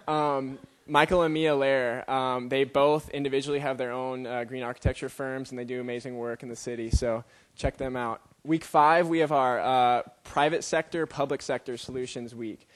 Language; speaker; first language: English; native; English